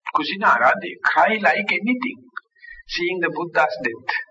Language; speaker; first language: English; non-native, local second language; Sinhala